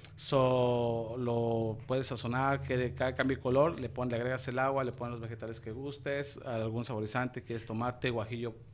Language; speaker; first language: Spanish; native; Spanish